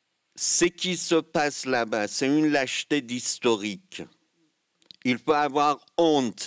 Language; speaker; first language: French; non-native, fluent; Kurdish